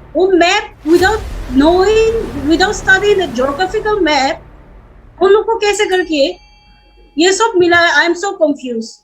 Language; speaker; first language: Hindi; non-native, local second language; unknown